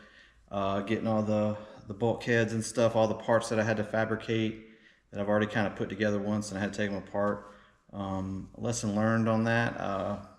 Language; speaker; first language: English; native; English